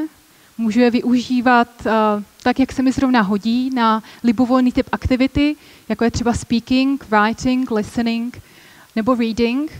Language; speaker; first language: Czech; native; Czech